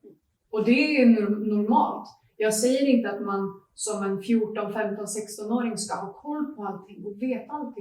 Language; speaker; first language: Swedish; native; Swedish